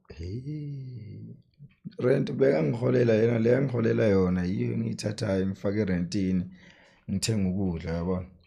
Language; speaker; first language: Zulu; non-native, fluent; Tsonga